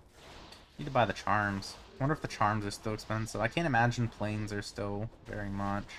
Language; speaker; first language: English; native; English